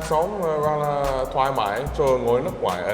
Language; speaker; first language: Vietnamese; non-native, learner; English